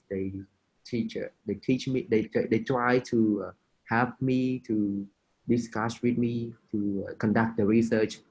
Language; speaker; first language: English; non-native, fluent; Khmer